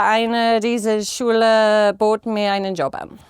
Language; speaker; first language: German; non-native, learner; English